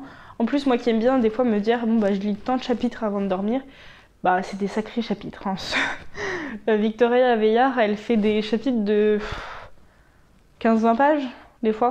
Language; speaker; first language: French; native; French